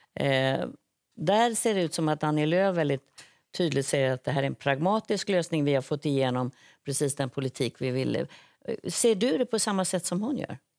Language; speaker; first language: Swedish; native; Swedish